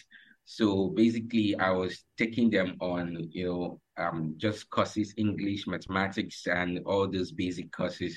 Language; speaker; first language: English; non-native, local second language; Ibibio